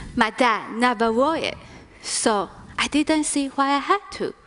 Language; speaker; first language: English; native; English